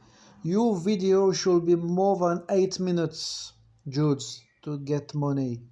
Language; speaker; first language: English; non-native, fluent; French